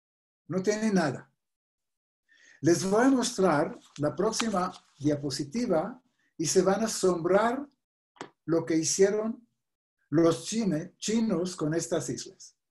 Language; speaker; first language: Spanish; non-native, fluent; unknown